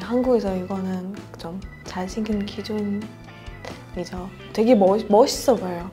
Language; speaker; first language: Korean; non-native, fluent; Russian